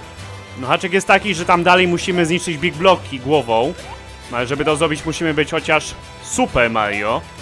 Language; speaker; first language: Polish; native; Polish